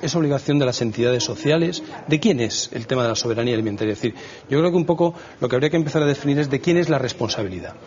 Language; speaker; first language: Spanish; native; Spanish